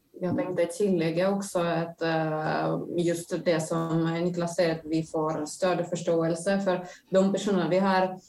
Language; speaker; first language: Swedish; non-native, fluent; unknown